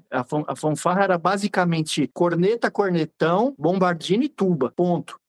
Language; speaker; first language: Portuguese; native; Portuguese